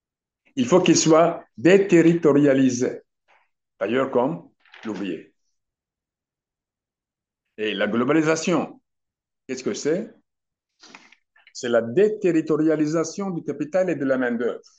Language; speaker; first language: French; non-native, fluent; Turkish